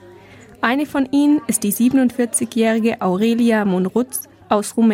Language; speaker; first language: German; native; German